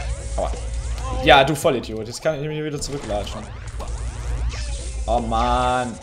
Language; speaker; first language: German; native; German